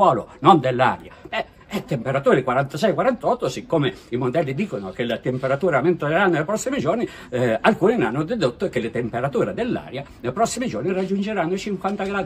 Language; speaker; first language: Italian; native; Italian